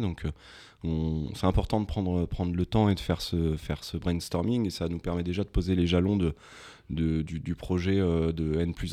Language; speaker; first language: French; native; French